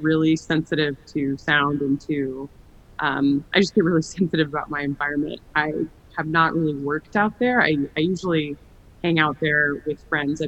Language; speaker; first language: English; native; English